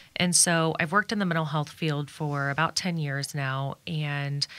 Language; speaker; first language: English; native; English